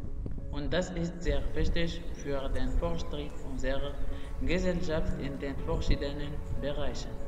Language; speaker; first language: German; non-native, learner; Arabic